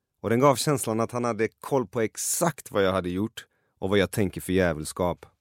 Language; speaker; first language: Swedish; early bilingual, other home language; Persian